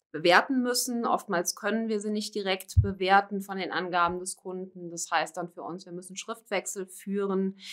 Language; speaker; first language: German; native; German